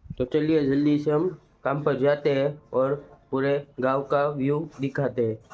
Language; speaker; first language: Hindi; non-native, local second language; Gujarati